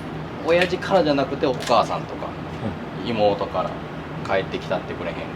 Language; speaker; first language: Japanese; native; Japanese